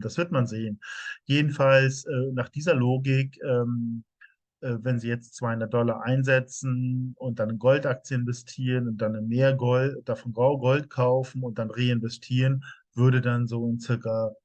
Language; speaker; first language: German; native; German